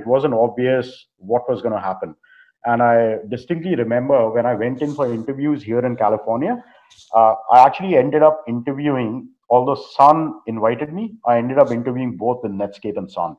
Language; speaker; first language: English; non-native, local second language; Hindi